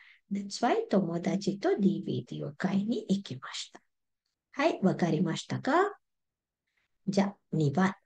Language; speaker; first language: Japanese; non-native, fluent; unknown